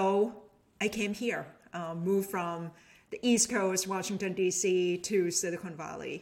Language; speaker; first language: English; non-native, fluent; Thai